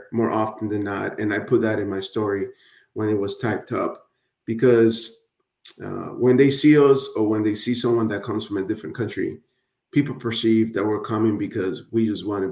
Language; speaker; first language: English; early bilingual, other home language; Spanish